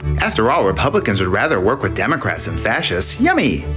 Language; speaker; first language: English; native; English